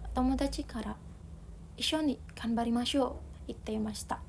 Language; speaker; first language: Japanese; non-native, learner; Indonesian